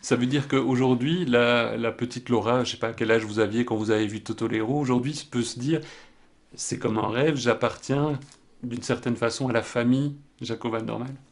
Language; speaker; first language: French; native; French